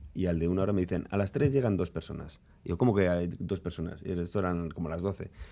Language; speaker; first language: Spanish; native; Spanish